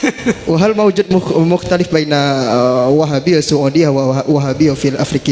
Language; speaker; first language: Arabic; non-native, learner; Indonesian